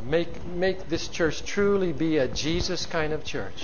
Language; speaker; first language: English; native; English